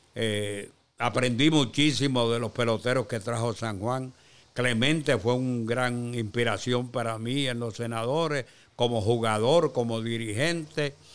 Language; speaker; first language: Spanish; native; Spanish